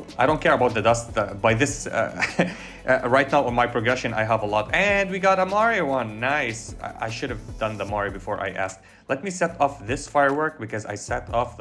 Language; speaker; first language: English; non-native, fluent; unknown